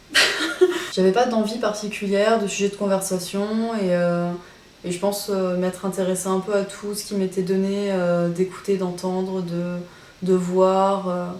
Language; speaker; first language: French; native; French